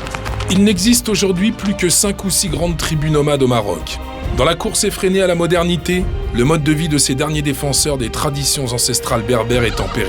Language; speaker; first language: French; native; French